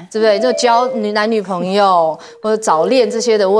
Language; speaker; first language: Chinese; native; Chinese